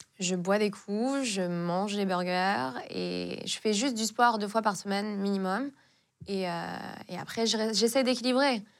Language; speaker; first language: French; non-native, local second language; Arabic